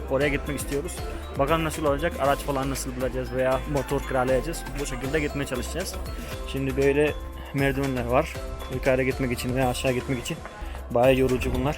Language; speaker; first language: Turkish; non-native, fluent; Hindi